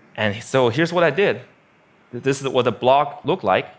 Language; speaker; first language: English; non-native, fluent; Chinese